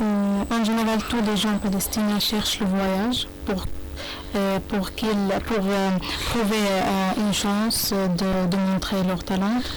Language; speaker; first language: French; non-native, learner; Arabic